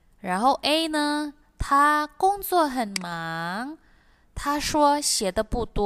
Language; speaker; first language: Chinese; non-native, fluent; Indonesian